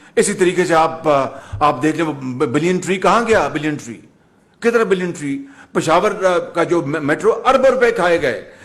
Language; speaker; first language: Urdu; non-native, local second language; Punjabi